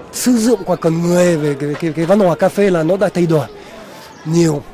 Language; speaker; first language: Vietnamese; non-native, fluent; French